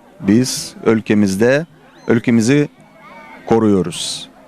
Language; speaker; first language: Turkish; non-native, fluent; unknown